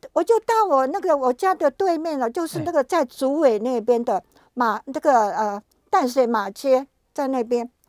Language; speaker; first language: Chinese; native; Chinese